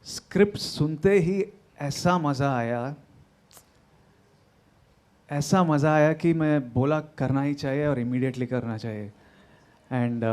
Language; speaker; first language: Hindi; non-native, local second language; Telugu